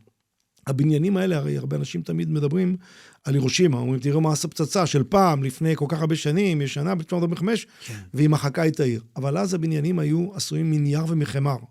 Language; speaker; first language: Hebrew; native; Hebrew